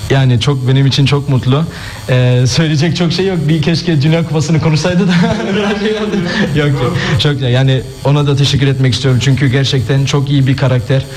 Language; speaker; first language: Turkish; early bilingual, heritage; Turkish